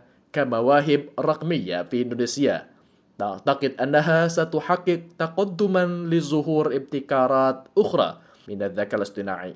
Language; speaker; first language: Arabic; non-native, fluent; Indonesian